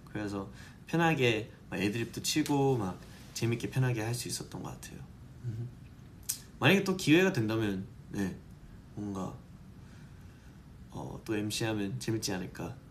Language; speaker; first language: Korean; early bilingual, heritage; Korean